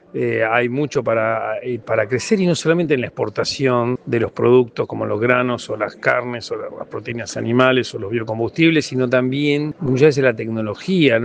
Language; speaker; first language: Spanish; native; Spanish